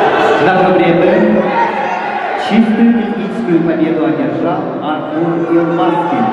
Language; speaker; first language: Russian; native; Russian